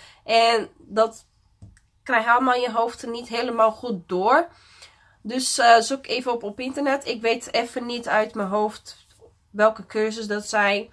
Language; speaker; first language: Dutch; non-native, fluent; Portuguese